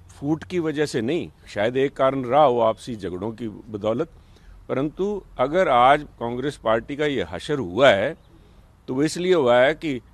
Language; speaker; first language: Hindi; non-native, local second language; Punjabi